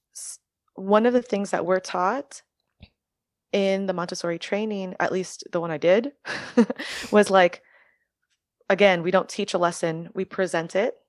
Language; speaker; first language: English; early bilingual, other home language; French